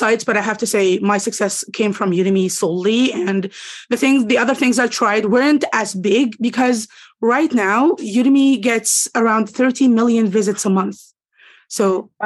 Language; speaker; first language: English; non-native, fluent; Arabic